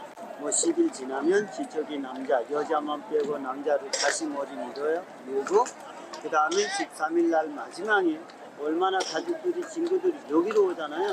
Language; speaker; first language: Korean; non-native, fluent; Hindi